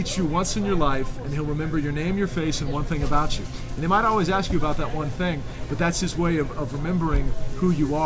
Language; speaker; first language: English; native; English